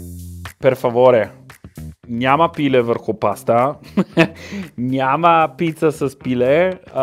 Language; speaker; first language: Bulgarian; non-native, learner; Italian